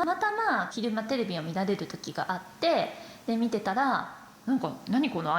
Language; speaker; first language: Japanese; native; Japanese